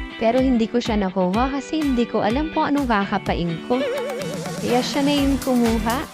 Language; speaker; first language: Filipino; non-native, local second language; Waray